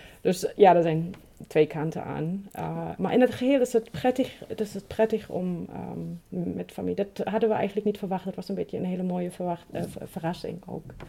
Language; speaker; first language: Dutch; non-native, fluent; German